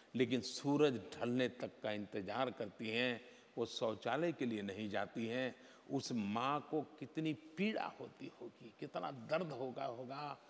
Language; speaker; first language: Hindi; non-native, local second language; Gujarati